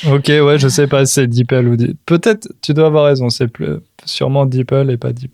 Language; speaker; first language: French; native; French